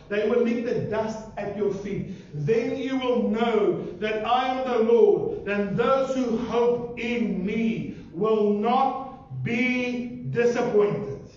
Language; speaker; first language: English; non-native, local second language; Afrikaans